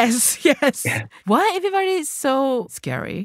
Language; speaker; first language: English; non-native, learner; Japanese